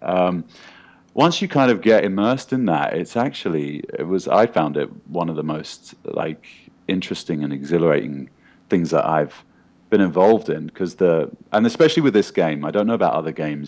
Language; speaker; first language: English; native; English